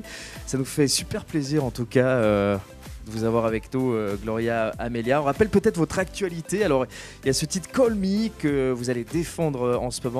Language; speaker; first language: French; native; French